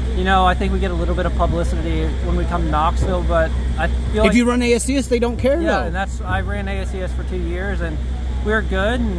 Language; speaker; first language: English; native; English